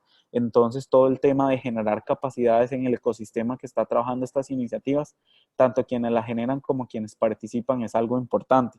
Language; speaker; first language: Spanish; native; Spanish